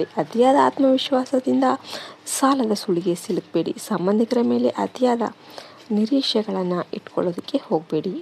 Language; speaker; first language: Kannada; native; Kannada